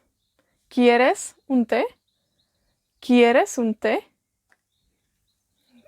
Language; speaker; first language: Spanish; non-native, fluent; Welsh